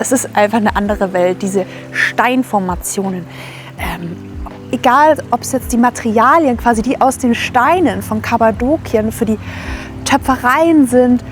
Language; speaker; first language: German; native; German